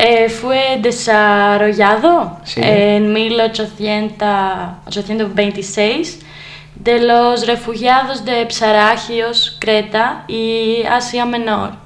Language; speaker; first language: Spanish; non-native, learner; Greek